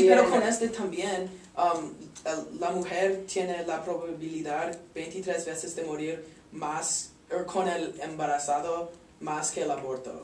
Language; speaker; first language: Spanish; non-native, learner; English